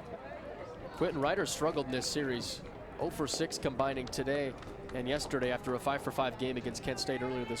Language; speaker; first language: English; native; English